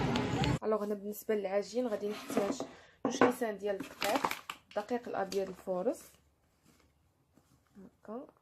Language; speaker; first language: Arabic; native; Arabic